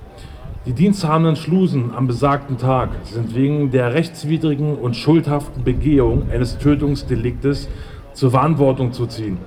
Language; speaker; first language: German; native; German